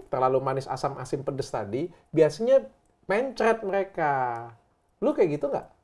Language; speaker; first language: Indonesian; native; Indonesian